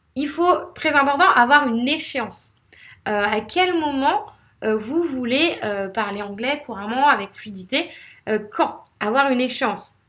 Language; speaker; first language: French; native; French